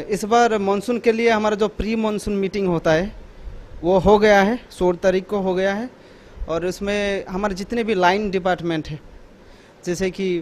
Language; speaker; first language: Hindi; non-native, local second language; Gujarati